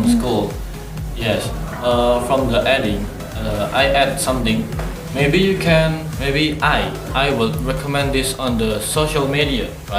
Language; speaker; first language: English; non-native, learner; Indonesian